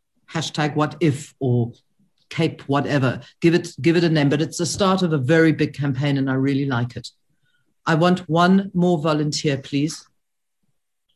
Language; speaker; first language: English; native; English